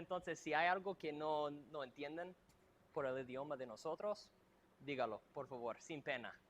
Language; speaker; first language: Spanish; non-native, fluent; English